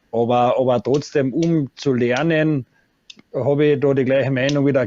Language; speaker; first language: German; native; German